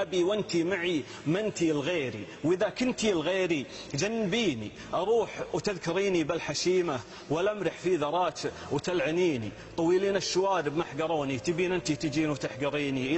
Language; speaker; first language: Arabic; native; Arabic